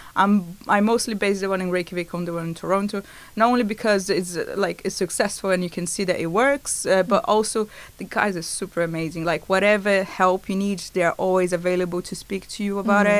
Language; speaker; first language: English; non-native, fluent; Portuguese